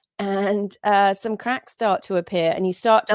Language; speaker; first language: English; native; English